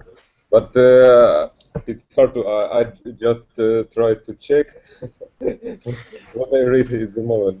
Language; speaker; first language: English; non-native, learner; Russian